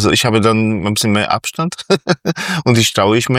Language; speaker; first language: German; non-native, fluent; Polish